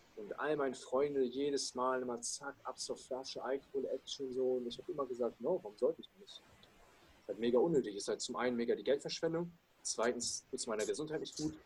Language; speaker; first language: German; early bilingual, other home language; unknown